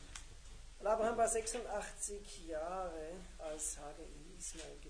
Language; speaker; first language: German; native; German